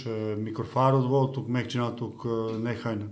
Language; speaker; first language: Hungarian; non-native, learner; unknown